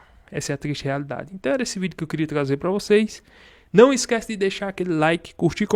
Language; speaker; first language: Portuguese; native; Portuguese